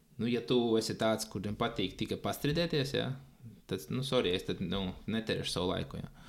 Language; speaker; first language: Latvian; native; Latvian